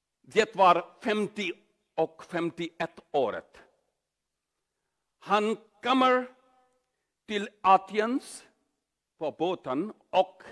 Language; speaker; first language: Swedish; non-native, learner; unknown